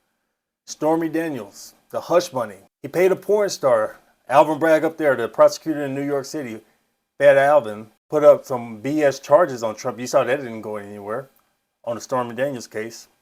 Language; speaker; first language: English; native; English